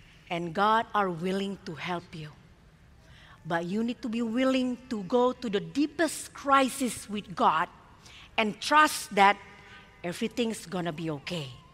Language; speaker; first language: English; non-native, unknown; Indonesian